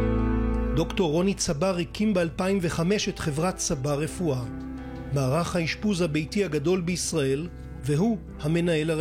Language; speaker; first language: Hebrew; native; Hebrew